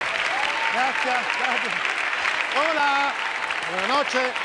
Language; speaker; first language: Spanish; non-native, learner; Italian